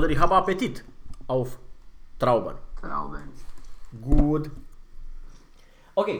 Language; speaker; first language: German; non-native, fluent; Romanian